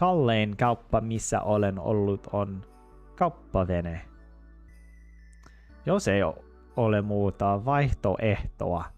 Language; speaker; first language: Finnish; non-native, learner; English